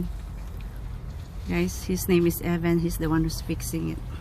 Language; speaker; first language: English; non-native, local second language; Filipino